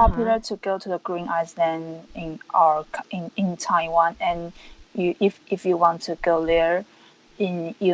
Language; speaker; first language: English; non-native, learner; Chinese